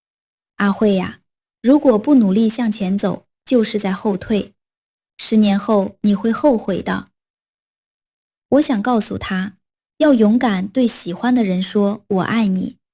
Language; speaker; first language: Chinese; non-native, fluent; Vietnamese